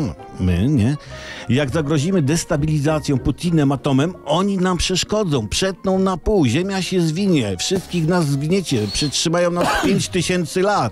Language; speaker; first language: Polish; native; Polish